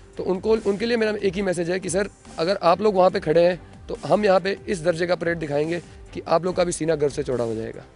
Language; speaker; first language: Hindi; native; Hindi